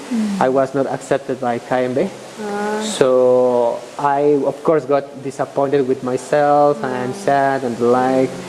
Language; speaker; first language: English; non-native, fluent; Spanish